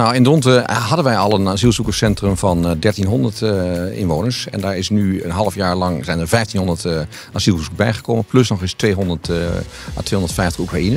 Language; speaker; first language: Dutch; native; Dutch